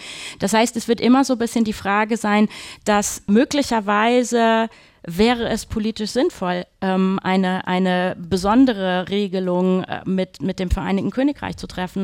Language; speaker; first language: German; native; German